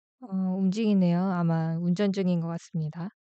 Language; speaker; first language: Korean; native; Korean